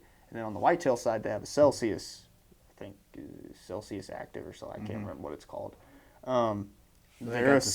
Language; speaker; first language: English; native; English